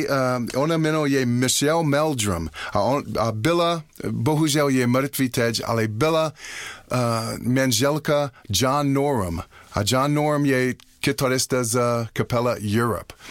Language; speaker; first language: Czech; non-native, learner; English